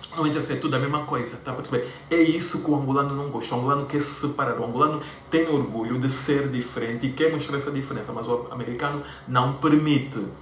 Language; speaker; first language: Portuguese; native; Portuguese